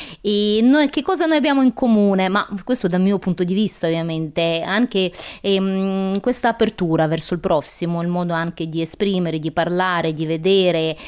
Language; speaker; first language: Italian; non-native, fluent; Ukrainian